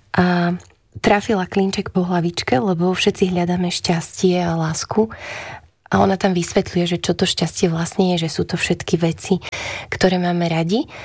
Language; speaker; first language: Slovak; native; Slovak